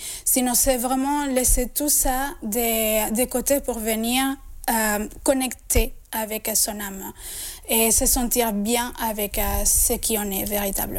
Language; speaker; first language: French; non-native, fluent; Spanish